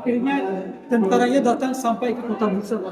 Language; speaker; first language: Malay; non-native, fluent; Turkish